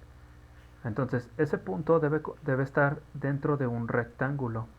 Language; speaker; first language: Spanish; native; Spanish